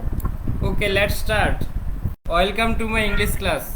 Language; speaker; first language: English; non-native, fluent; Bangla